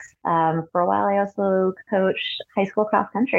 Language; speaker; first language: English; native; English